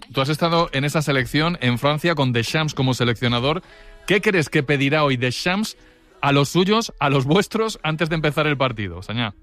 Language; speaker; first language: Spanish; native; Spanish